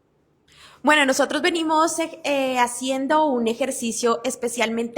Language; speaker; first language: Spanish; native; Spanish